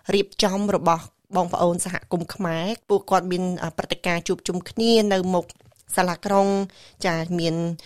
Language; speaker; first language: Khmer; native; Khmer